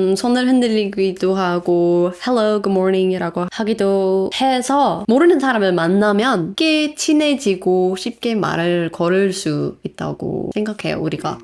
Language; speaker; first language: Korean; non-native, fluent; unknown